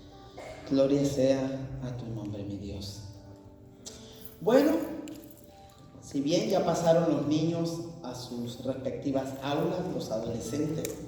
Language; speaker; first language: Spanish; native; Spanish